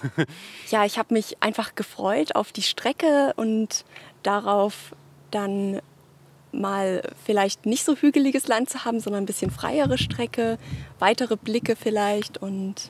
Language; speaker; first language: German; native; German